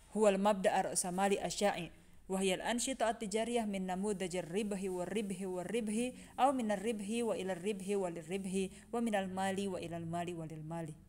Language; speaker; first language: Arabic; non-native, fluent; Indonesian